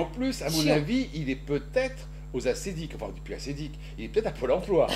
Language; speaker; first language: French; native; French